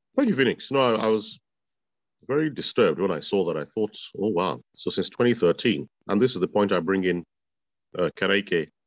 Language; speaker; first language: English; non-native, local second language; Bini